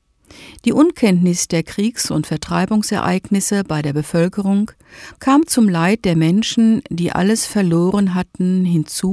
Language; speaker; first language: German; native; German